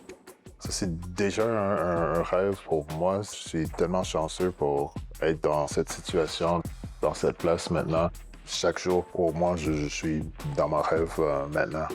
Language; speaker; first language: French; non-native, local second language; English